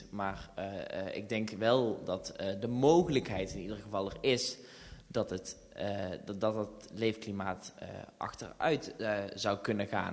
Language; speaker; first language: Dutch; native; Dutch